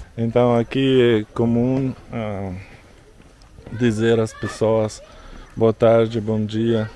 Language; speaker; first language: Portuguese; non-native, learner; Russian